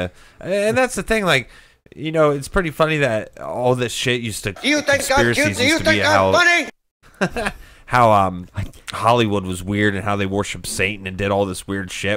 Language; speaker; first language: English; native; English